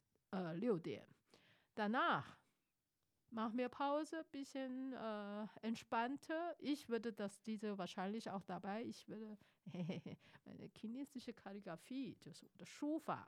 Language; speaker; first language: German; non-native, fluent; Chinese